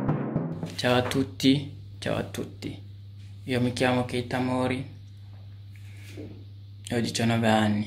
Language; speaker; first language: Italian; non-native, fluent; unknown